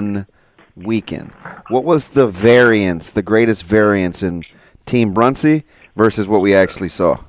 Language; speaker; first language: English; native; English